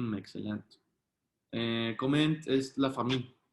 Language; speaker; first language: French; non-native, learner; Spanish